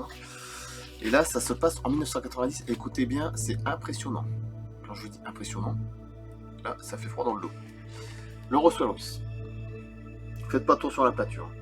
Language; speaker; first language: French; native; French